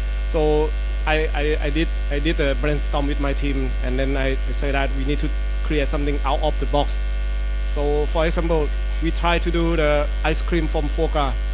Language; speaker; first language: English; non-native, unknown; Thai